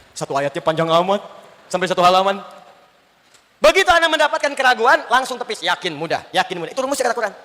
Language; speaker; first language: Indonesian; native; Indonesian